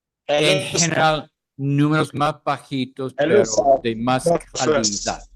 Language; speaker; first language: Spanish; non-native, fluent; English